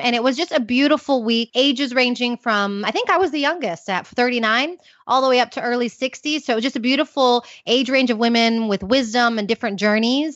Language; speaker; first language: English; native; English